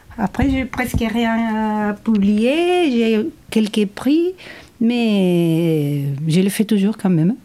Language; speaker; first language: French; non-native, fluent; Spanish